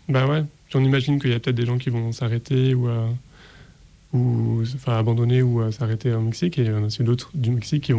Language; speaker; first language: French; native; French